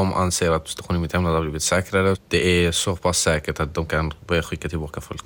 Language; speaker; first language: Swedish; non-native, fluent; Arabic